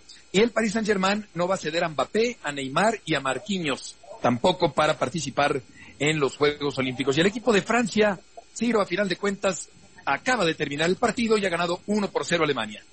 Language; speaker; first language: Spanish; native; Spanish